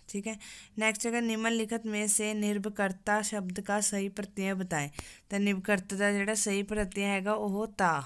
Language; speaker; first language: Hindi; non-native, local second language; Punjabi